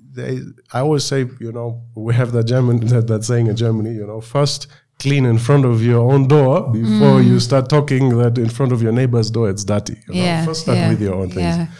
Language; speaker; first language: English; non-native, fluent; German